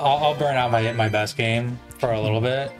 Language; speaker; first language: English; native; English